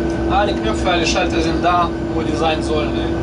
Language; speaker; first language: German; non-native, fluent; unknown